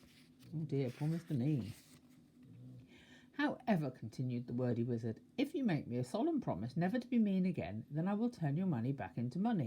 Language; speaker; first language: English; native; English